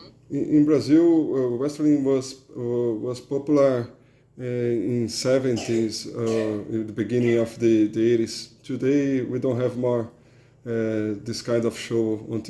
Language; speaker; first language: English; non-native, learner; Portuguese